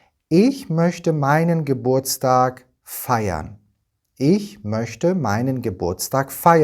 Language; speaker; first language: German; non-native, fluent; Persian